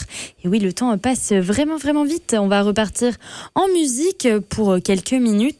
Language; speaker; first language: French; native; French